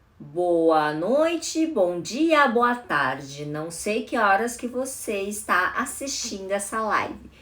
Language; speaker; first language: Portuguese; early bilingual, other home language; Chinese